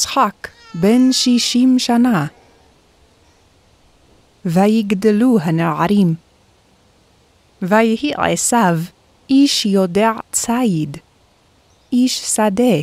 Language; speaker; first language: Hebrew; non-native, fluent; Korean